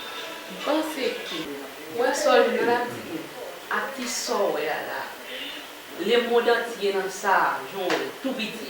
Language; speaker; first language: Haitian Creole; native; Haitian Creole